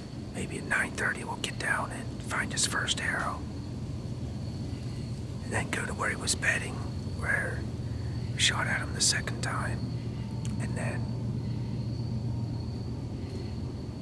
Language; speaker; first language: English; native; English